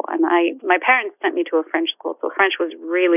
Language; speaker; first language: English; non-native, fluent; Arabic